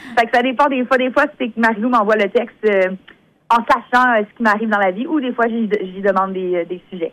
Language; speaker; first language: French; native; French